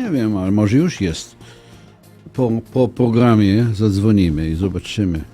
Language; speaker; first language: Polish; non-native, fluent; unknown